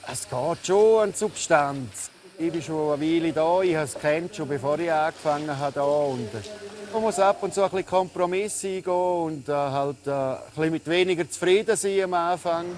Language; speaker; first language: German; native; German